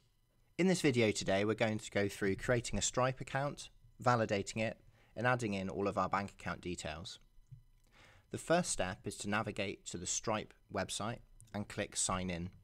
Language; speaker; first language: English; native; English